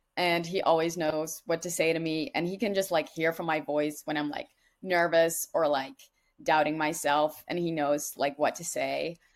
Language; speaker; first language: English; non-native, fluent; Dutch